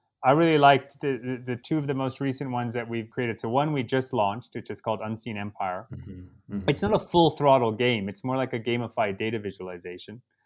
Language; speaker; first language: English; native; English